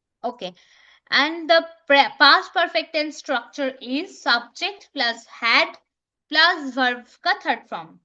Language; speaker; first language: English; non-native, local second language; Bangla